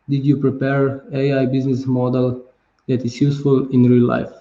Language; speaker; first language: English; non-native, fluent; Slovenian